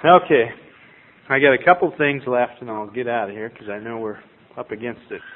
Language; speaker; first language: English; native; English